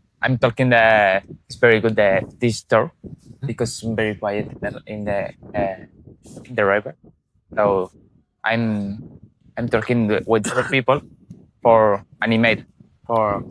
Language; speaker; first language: English; non-native, learner; Spanish